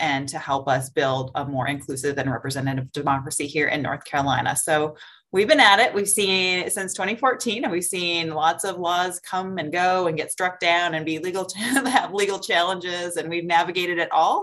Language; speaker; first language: English; native; English